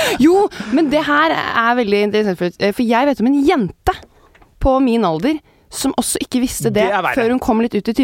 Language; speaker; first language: Norwegian; native; Norwegian